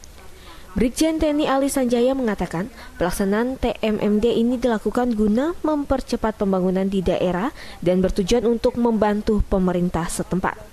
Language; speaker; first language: Indonesian; native; Indonesian